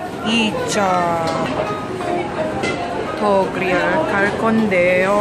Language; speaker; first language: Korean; non-native, learner; Indonesian